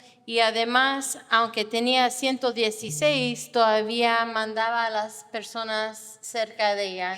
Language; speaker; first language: Spanish; non-native, fluent; English